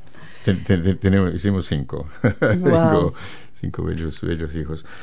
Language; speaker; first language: Spanish; native; Spanish